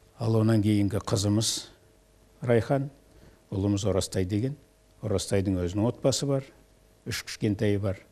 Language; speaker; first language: Kazakh; native; Kazakh